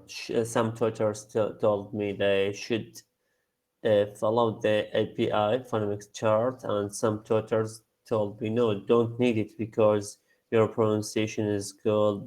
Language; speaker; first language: English; non-native, learner; Arabic